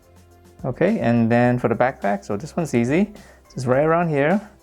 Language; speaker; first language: English; native; English